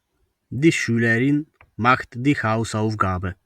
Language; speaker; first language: German; non-native, fluent; Macedonian